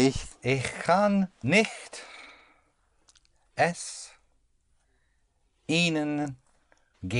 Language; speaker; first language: German; non-native, learner; English